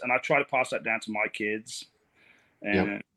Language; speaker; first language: English; native; English